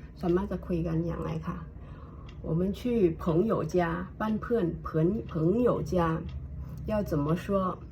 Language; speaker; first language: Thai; non-native, fluent; Hakka Chinese